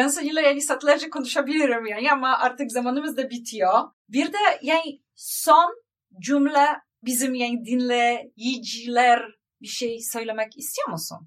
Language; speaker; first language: Turkish; non-native, learner; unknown